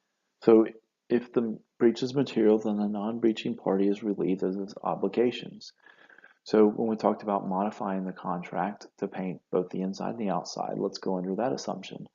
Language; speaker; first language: English; native; English